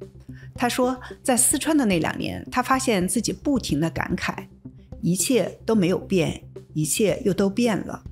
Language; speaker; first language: Chinese; native; Chinese